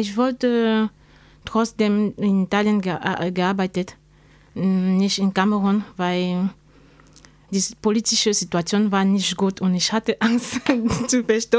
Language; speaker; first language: German; non-native, learner; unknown